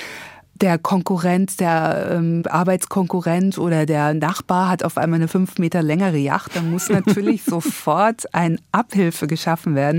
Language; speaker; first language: German; native; German